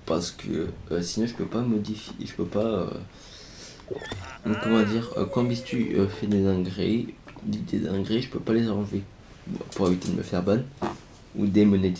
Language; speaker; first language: French; native; French